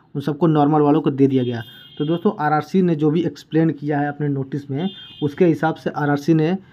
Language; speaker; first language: Hindi; native; Hindi